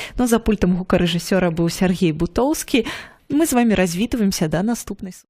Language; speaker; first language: Belarusian; native; Belarusian